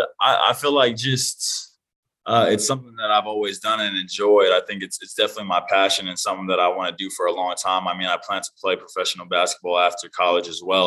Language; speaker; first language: English; native; English